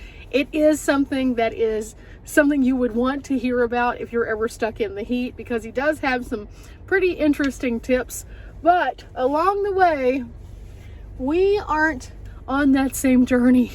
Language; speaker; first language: English; native; English